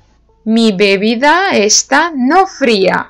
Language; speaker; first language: Spanish; non-native, learner; Turkish